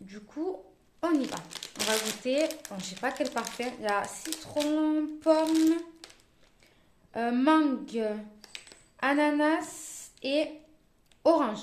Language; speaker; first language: French; native; French